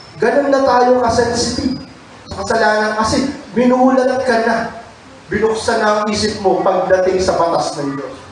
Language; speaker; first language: Filipino; native; Filipino